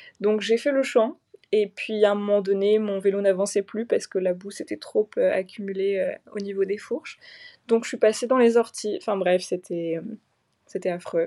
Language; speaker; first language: French; native; French